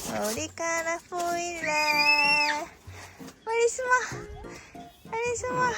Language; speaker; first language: Korean; native; Korean